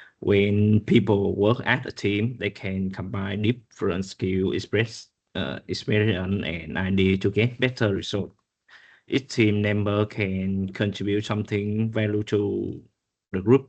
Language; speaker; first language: English; non-native, learner; Vietnamese